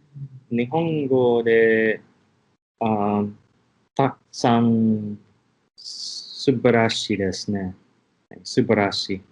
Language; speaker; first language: Japanese; non-native, learner; English